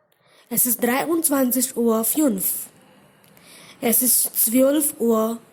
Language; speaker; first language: German; non-native, fluent; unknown